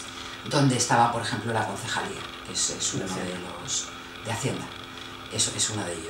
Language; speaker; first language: Spanish; native; Spanish